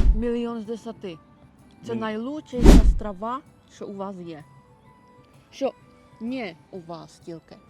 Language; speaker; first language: Ukrainian; non-native, learner; Czech